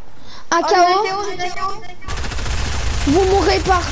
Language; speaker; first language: French; native; French